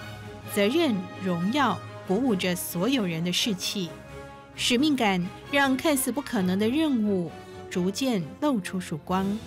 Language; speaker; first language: Chinese; native; Chinese